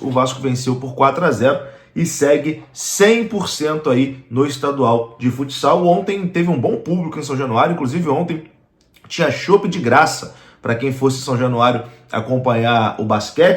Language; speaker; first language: Portuguese; native; Portuguese